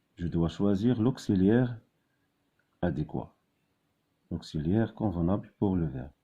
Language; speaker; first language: French; non-native, local second language; Arabic